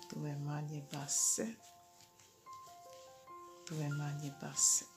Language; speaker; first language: Italian; non-native, fluent; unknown